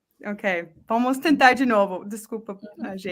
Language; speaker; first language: Portuguese; non-native, fluent; English